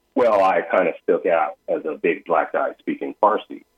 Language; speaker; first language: English; native; English